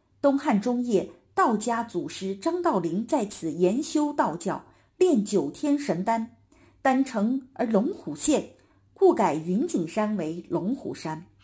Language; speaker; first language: Chinese; native; Chinese